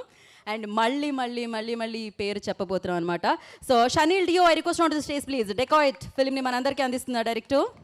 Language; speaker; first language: Telugu; native; Telugu